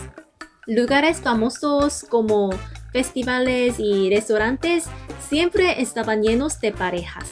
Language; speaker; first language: Spanish; non-native, fluent; Korean